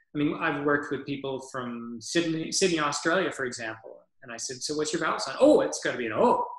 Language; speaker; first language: English; native; English